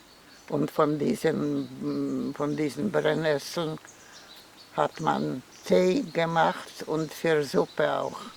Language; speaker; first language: German; non-native, fluent; Polish